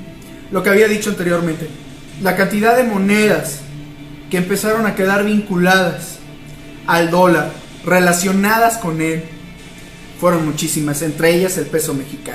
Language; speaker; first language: Spanish; native; Spanish